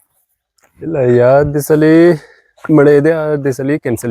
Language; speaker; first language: Kannada; non-native, local second language; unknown